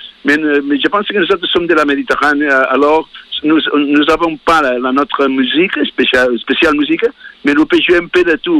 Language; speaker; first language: French; non-native, learner; Spanish